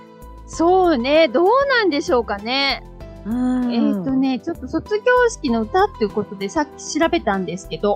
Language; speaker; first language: Japanese; native; Japanese